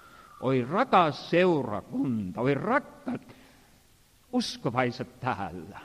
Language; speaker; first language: Finnish; non-native, fluent; Estonian